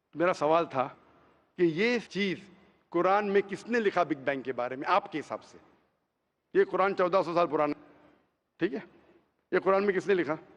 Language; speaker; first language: Hindi; non-native, local second language; Konkani